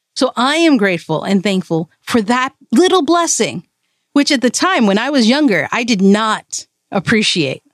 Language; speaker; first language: English; early bilingual, other home language; Malayalam